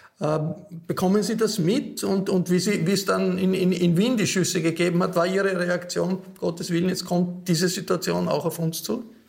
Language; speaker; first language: German; native; German